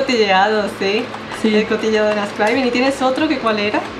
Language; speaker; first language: Spanish; native; Spanish